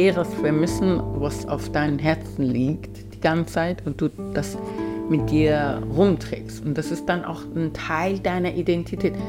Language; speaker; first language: German; non-native, fluent; Persian